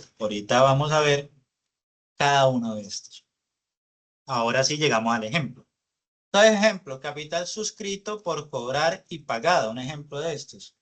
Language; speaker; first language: Spanish; native; Spanish